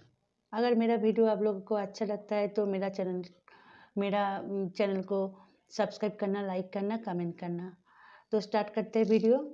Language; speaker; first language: Hindi; non-native, local second language; Bangla